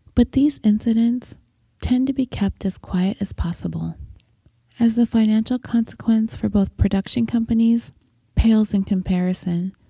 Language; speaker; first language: English; native; English